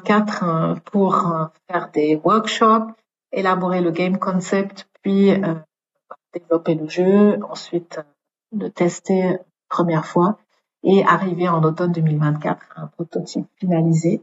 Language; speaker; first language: French; native; French